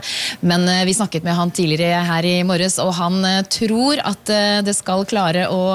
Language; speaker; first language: Norwegian; native; Norwegian